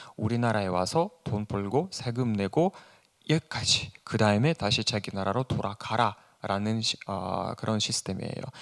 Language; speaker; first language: Korean; non-native, fluent; Russian